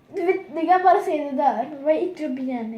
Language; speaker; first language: Swedish; early bilingual, other home language; Turkish